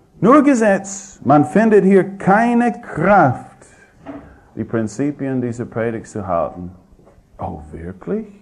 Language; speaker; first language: German; non-native, fluent; English